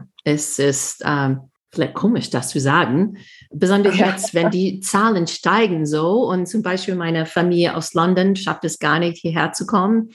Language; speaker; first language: German; non-native, fluent; English